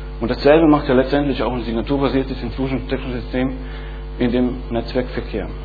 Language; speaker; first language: German; non-native, fluent; Bosnian